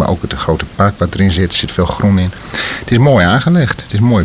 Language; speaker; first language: Dutch; native; Dutch